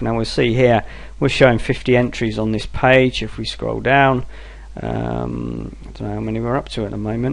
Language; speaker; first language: English; native; English